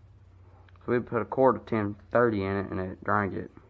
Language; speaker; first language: English; native; English